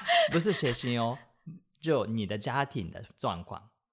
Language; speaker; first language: Chinese; non-native, fluent; Japanese